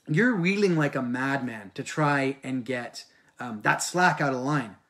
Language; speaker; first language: English; native; English